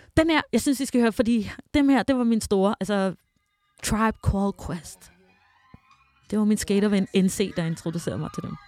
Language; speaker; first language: Danish; early bilingual, heritage; Danish